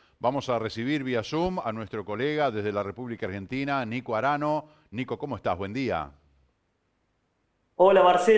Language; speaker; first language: Spanish; native; Spanish